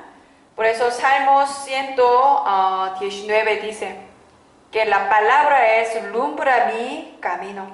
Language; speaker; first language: Spanish; non-native, fluent; Korean